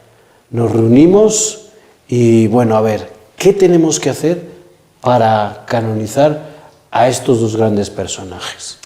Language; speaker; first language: Spanish; native; Spanish